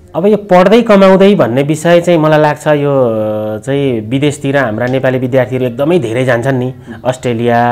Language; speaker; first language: Nepali; native; Nepali